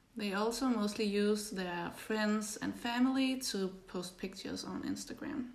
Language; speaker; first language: English; non-native, fluent; Danish